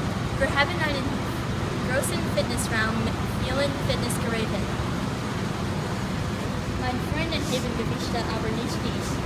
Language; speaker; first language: German; non-native, learner; English